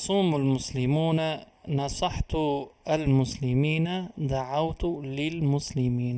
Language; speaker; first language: Arabic; non-native, fluent; Uzbek